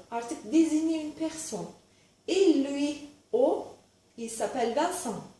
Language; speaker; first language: French; non-native, fluent; Turkish